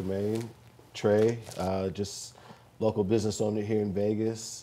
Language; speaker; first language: English; native; English